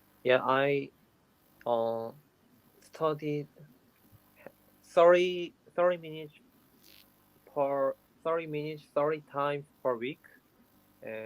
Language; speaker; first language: English; non-native, learner; Korean